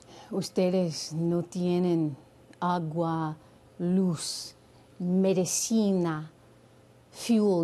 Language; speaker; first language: Spanish; non-native, learner; English